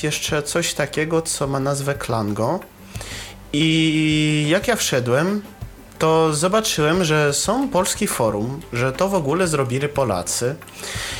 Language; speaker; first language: Polish; non-native, learner; Russian